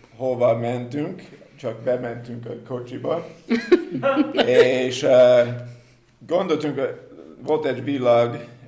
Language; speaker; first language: Hungarian; non-native, learner; English